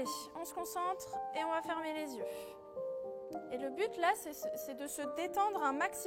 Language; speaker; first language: French; native; French